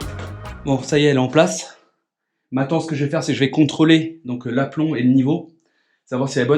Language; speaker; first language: French; native; French